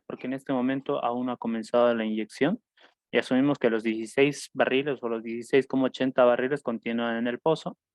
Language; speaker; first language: Spanish; native; Spanish